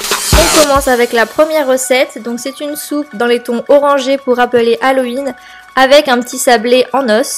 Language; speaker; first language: French; native; French